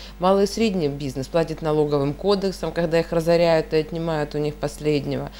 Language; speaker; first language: Russian; native; Russian